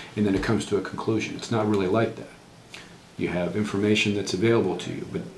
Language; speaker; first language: English; native; English